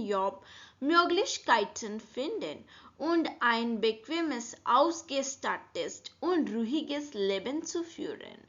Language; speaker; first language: German; non-native, learner; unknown